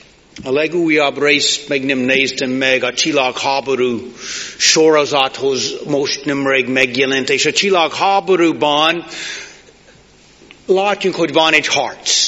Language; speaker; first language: Hungarian; non-native, learner; English